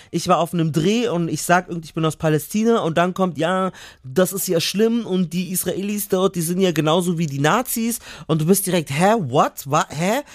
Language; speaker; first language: German; native; German